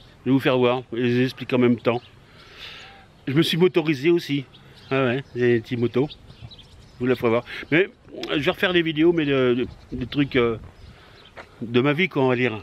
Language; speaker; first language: French; native; French